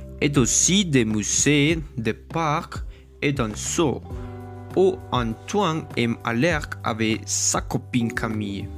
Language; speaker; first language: French; non-native, learner; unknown